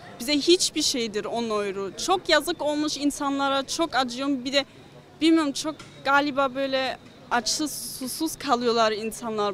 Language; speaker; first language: Turkish; early bilingual, other home language; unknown